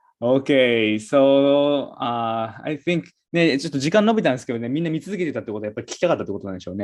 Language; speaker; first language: Japanese; native; Japanese